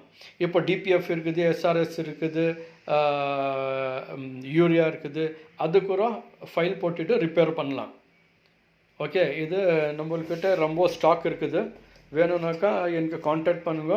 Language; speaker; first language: Tamil; non-native, local second language; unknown